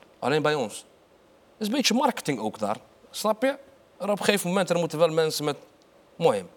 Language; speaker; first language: Dutch; early bilingual, other home language; Arabic